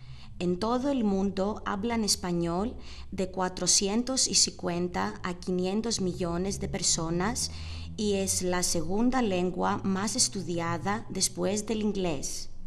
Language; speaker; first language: Spanish; non-native, learner; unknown